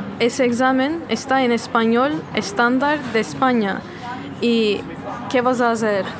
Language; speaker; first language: Spanish; non-native, fluent; Turkish